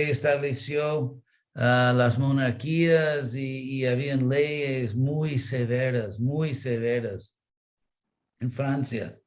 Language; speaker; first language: Spanish; non-native, fluent; English